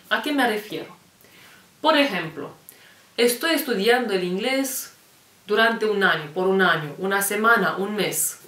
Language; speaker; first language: Spanish; non-native, fluent; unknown